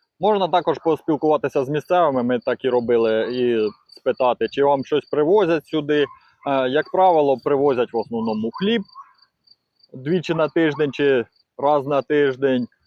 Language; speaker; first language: Ukrainian; native; Ukrainian